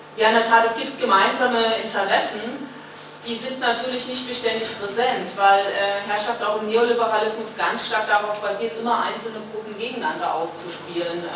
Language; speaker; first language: German; native; German